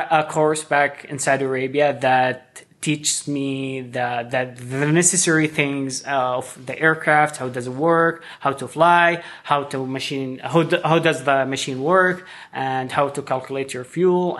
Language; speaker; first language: English; non-native, fluent; Arabic